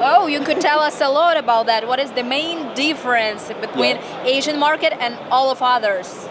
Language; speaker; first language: English; non-native, learner; Ukrainian